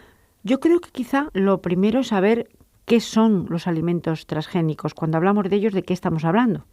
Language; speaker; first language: Spanish; native; Spanish